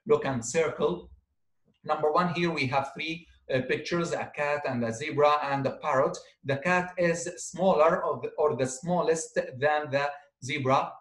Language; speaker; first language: English; non-native, fluent; Arabic